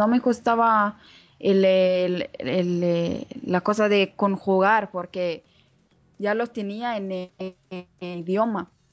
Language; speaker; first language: Spanish; non-native, learner; Arabic